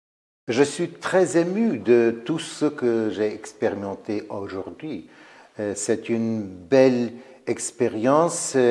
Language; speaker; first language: French; non-native, fluent; Ukrainian